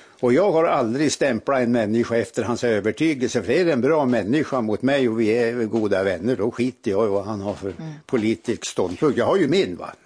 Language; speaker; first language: Swedish; native; Swedish